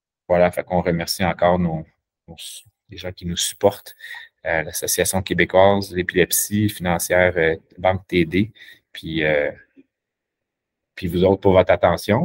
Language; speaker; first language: French; native; French